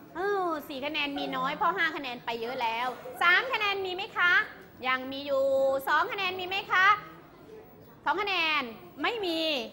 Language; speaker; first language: Thai; native; Thai